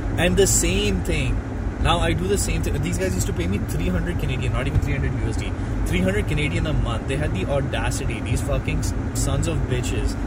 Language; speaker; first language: English; non-native, local second language; Hindi